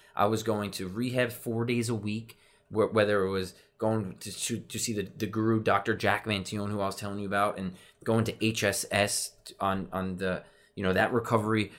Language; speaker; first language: English; native; English